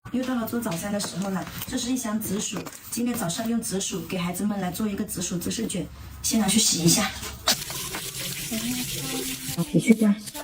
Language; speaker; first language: Chinese; native; Chinese